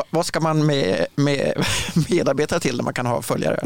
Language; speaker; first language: Swedish; native; Swedish